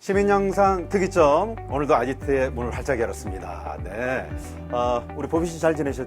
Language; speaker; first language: Korean; native; Korean